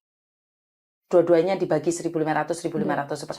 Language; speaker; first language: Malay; non-native, local second language; Javanese